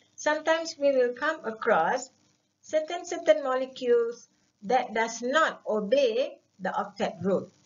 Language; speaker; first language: English; non-native, local second language; Malay